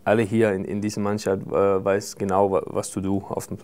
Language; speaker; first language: German; non-native, fluent; Danish